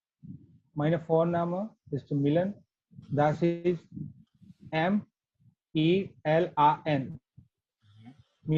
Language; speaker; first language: German; non-native, learner; Gujarati